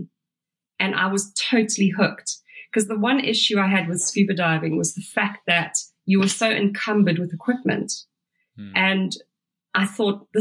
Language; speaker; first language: English; native; English